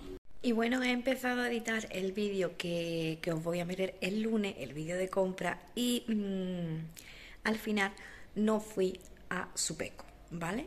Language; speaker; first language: Spanish; native; Spanish